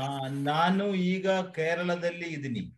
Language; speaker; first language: Kannada; non-native, learner; Malayalam